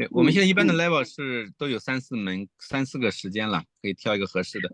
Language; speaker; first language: Chinese; native; Chinese